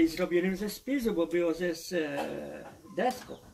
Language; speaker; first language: Polish; early bilingual, heritage; Polish